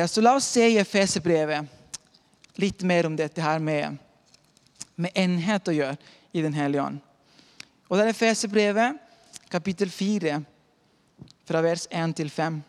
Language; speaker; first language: Norwegian; non-native, fluent; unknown